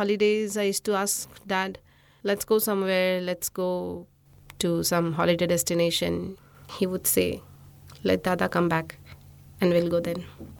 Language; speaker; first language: English; non-native, local second language; Bangla